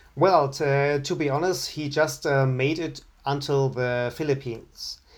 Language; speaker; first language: English; non-native, fluent; German